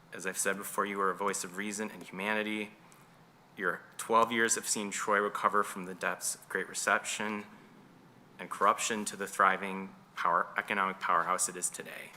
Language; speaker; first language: English; native; English